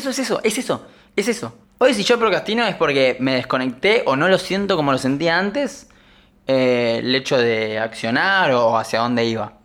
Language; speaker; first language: Spanish; native; Spanish